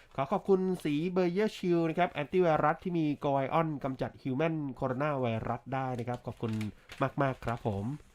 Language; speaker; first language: Thai; native; Thai